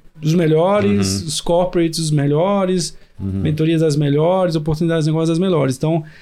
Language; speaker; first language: Portuguese; native; Portuguese